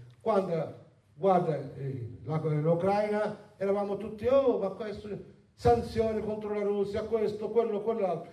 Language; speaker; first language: Italian; non-native, fluent; Arabic